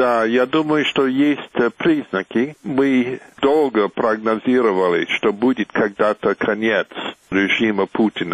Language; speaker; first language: Russian; non-native, fluent; English